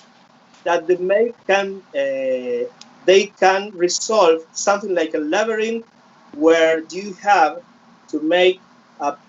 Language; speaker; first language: English; non-native, fluent; Spanish